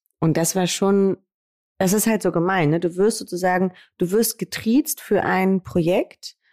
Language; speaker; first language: German; native; German